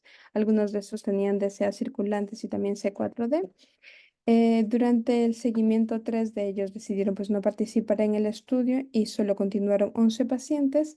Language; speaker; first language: Spanish; native; Spanish